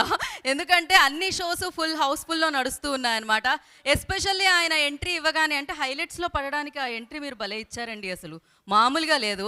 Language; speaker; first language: Telugu; native; Telugu